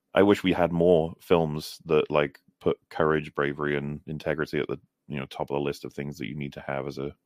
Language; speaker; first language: English; native; English